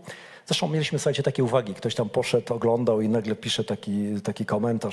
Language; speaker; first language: Polish; native; Polish